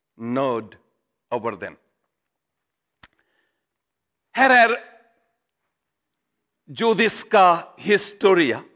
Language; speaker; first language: Swedish; non-native, learner; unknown